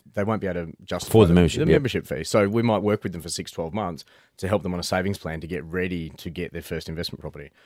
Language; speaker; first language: English; native; English